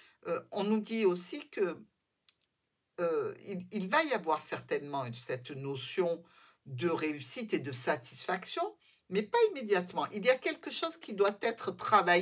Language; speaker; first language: French; native; French